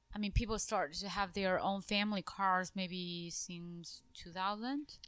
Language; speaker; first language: English; non-native, fluent; Chinese